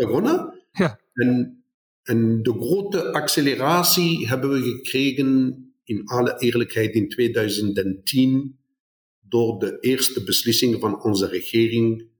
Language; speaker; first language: Dutch; non-native, fluent; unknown